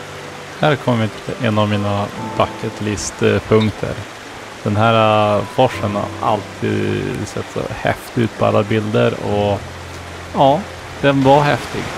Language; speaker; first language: Swedish; native; Swedish